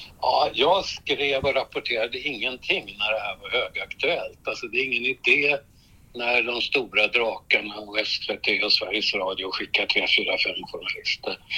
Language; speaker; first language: Swedish; native; Swedish